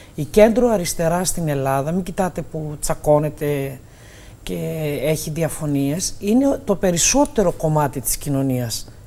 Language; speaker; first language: Greek; native; Greek